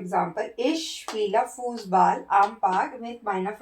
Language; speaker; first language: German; non-native, fluent; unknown